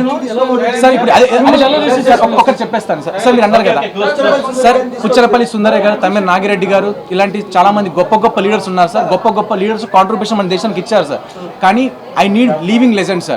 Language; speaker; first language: Telugu; native; Telugu